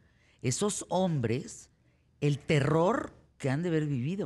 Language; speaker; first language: Spanish; native; Spanish